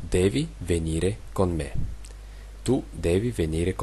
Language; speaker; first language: Italian; non-native, fluent; Russian